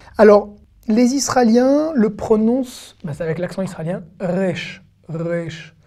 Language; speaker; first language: French; native; French